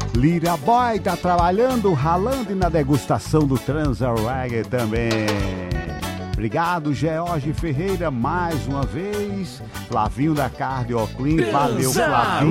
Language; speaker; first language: Portuguese; native; Portuguese